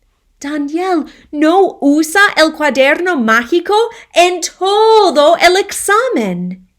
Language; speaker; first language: Spanish; non-native, fluent; English